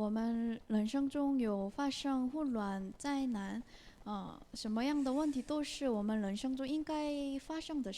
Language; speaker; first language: Chinese; non-native, fluent; Korean